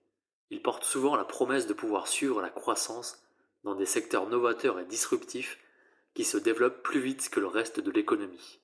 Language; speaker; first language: French; native; French